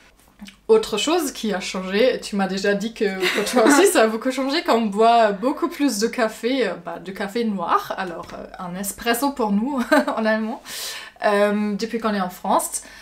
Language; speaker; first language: French; non-native, fluent; German